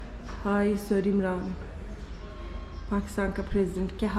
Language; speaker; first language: Hindi; non-native, learner; Turkish